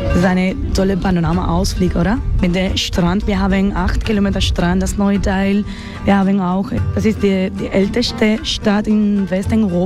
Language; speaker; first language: German; non-native, learner; Spanish